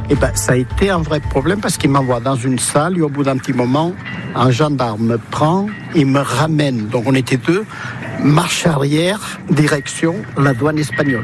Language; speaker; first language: French; early bilingual, other home language; Portuguese